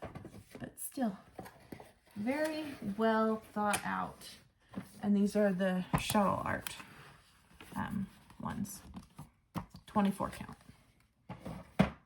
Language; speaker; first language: English; native; English